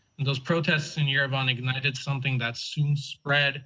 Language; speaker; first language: English; native; English